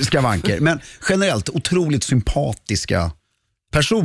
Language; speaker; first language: Swedish; native; Swedish